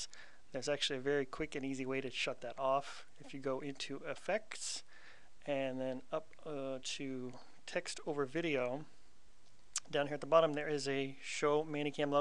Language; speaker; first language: English; native; English